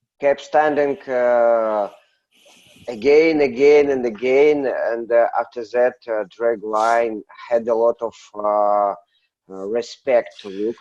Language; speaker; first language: English; non-native, learner; Russian